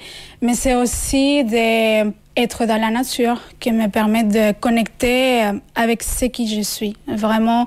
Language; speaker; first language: French; non-native, fluent; Spanish